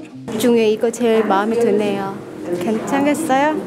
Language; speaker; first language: Korean; non-native, fluent; Vietnamese